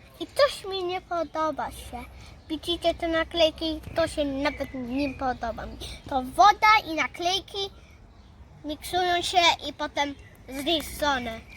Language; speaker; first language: Polish; early bilingual, heritage; Polish